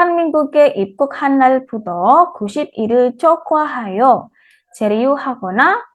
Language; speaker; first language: Korean; non-native, fluent; Indonesian